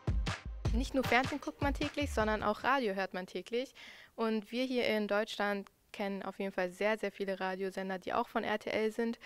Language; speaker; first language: German; native; German